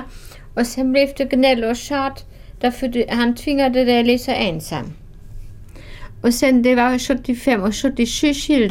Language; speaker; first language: Swedish; non-native, fluent; German